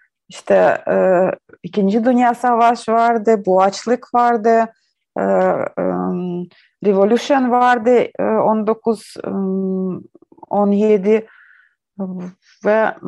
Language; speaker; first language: Turkish; non-native, learner; Ukrainian